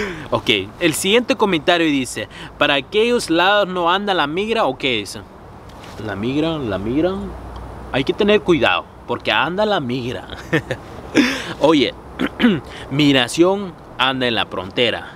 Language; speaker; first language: Spanish; non-native, fluent; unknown